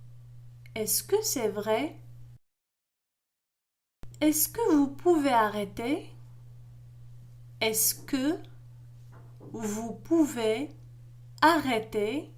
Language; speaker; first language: French; non-native, local second language; Arabic